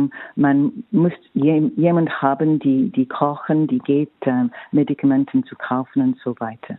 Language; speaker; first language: German; non-native, fluent; English